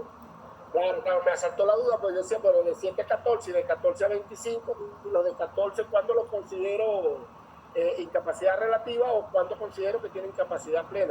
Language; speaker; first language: Spanish; native; Spanish